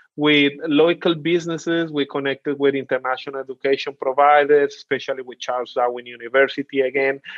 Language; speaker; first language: English; non-native, fluent; Spanish